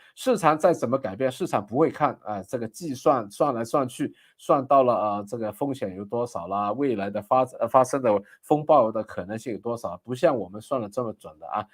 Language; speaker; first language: Chinese; non-native, local second language; Cantonese